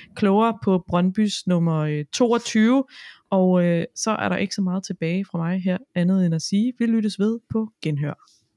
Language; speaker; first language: Danish; native; Danish